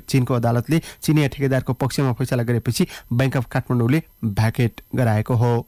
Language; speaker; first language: Nepali; native; Nepali